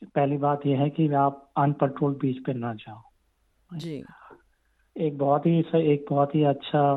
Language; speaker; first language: Hindi; non-native, local second language; Gujarati